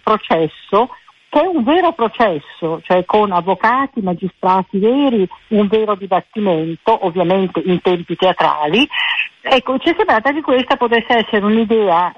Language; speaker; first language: Italian; native; Italian